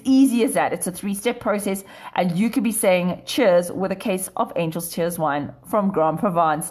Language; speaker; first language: English; native; English